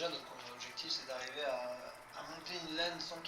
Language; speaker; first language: French; native; French